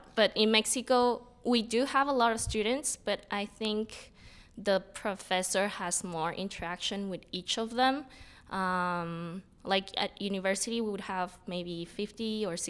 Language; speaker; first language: English; non-native, fluent; Spanish